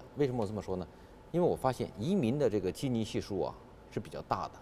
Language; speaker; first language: Chinese; native; Chinese